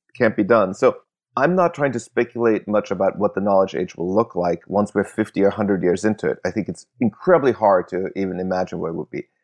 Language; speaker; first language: English; early bilingual, other home language; German